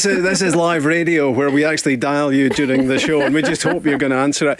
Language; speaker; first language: English; native; English